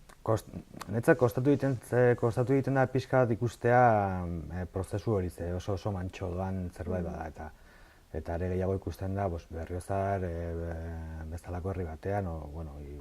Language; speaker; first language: Basque; non-native, local second language; Spanish